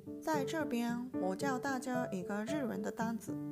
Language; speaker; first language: Chinese; non-native, learner; Japanese